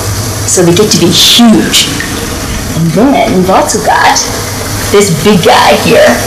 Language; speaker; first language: English; early bilingual, other home language; Italian